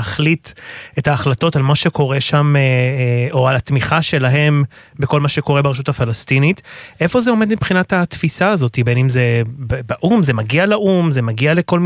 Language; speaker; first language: Hebrew; non-native, local second language; Arabic